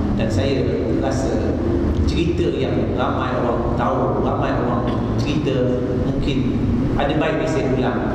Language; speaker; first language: Malay; non-native, local second language; Chinese